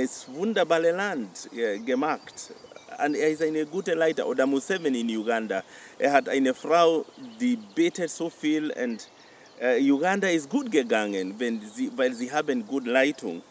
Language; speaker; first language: German; non-native, learner; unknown